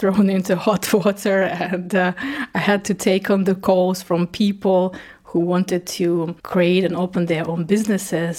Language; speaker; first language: English; non-native, fluent; Russian